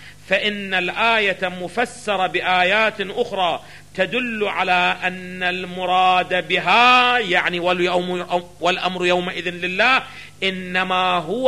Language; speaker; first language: Arabic; native; Arabic